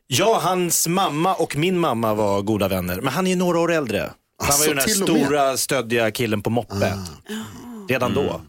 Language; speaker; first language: Swedish; native; Swedish